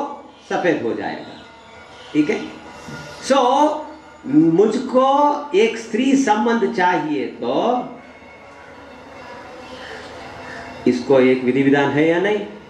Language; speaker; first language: Hindi; non-native, learner; English